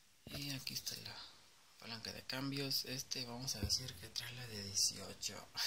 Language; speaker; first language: Spanish; native; Spanish